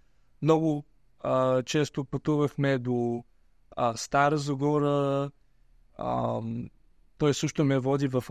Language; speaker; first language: Bulgarian; early bilingual, heritage; Bulgarian